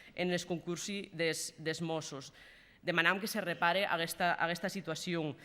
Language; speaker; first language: Catalan; non-native, local second language; Occitan